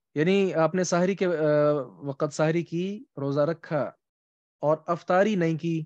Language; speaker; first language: Urdu; native; Urdu